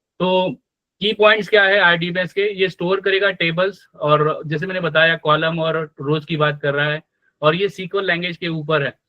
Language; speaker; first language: Hindi; non-native, local second language; Marathi